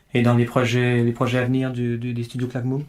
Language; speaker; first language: French; native; French